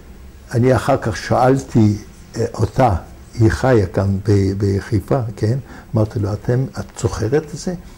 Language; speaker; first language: Hebrew; non-native, fluent; Yiddish